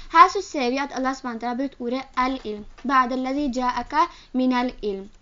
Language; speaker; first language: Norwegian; early bilingual, other home language; Urdu